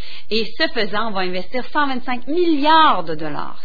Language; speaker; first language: French; native; French